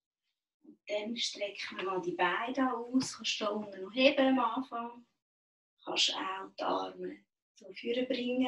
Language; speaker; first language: German; native; German